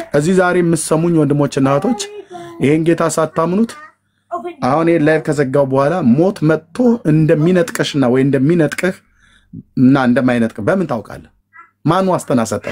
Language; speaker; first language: Amharic; native; Amharic